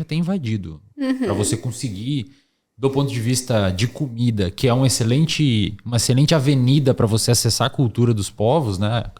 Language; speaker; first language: Portuguese; native; Portuguese